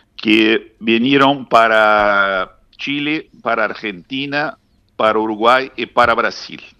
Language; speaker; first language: Spanish; non-native, fluent; Portuguese